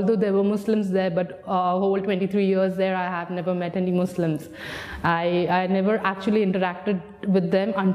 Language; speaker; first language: English; non-native, local second language; Hindi